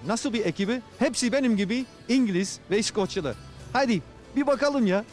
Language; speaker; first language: Turkish; non-native, fluent; English